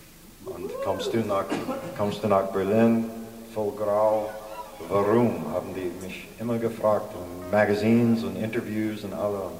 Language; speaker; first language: German; non-native, fluent; English